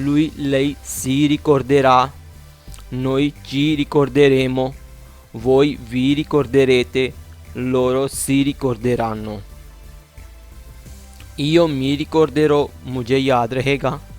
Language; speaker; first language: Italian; non-native, fluent; Urdu